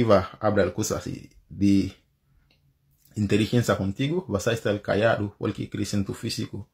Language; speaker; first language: Spanish; non-native, fluent; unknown